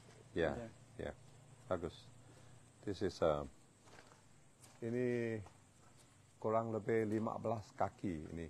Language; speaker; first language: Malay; non-native, local second language; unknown